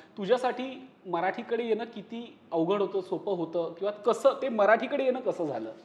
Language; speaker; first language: Marathi; native; Marathi